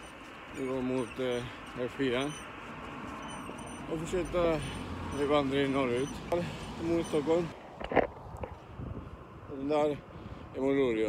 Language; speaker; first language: Swedish; non-native, learner; Spanish